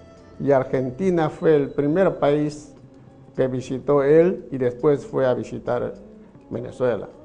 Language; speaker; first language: Spanish; non-native, fluent; Chinese